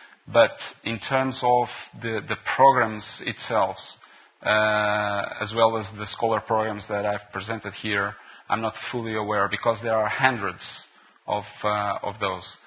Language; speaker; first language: English; non-native, fluent; Portuguese